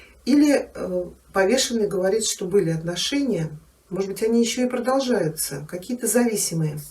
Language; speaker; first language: Russian; native; Russian